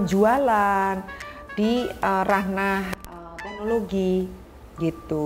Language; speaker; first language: Indonesian; native; Indonesian